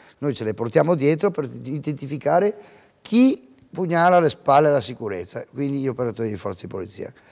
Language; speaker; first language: Italian; native; Italian